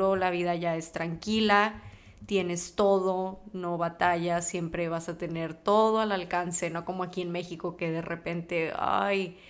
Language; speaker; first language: Spanish; native; Spanish